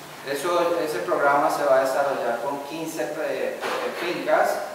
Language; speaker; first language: Spanish; native; Spanish